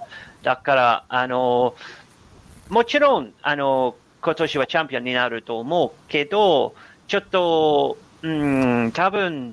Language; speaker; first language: Japanese; non-native, learner; English